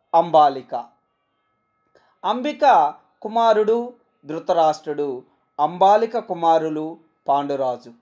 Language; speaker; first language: Telugu; native; Telugu